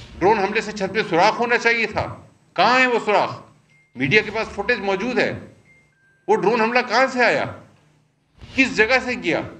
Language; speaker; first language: Urdu; non-native, local second language; Pashto